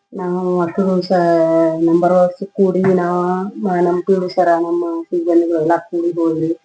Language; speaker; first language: Kannada; native; Kannada